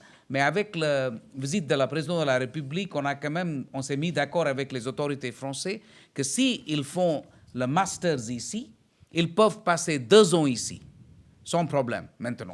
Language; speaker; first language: French; non-native, fluent; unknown